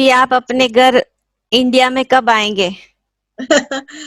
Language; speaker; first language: Hindi; non-native, local second language; Gujarati